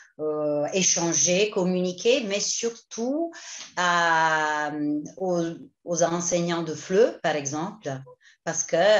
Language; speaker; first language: French; non-native, fluent; Italian